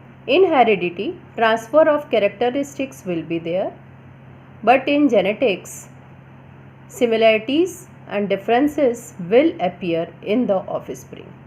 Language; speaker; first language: English; non-native, local second language; Gujarati